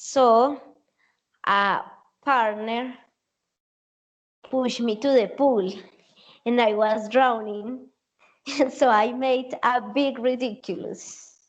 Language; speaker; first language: English; non-native, learner; Spanish